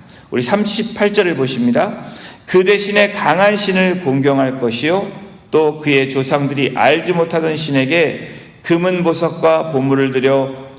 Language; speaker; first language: Korean; native; Korean